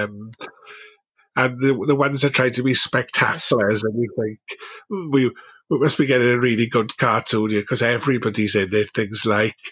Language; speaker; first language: English; native; English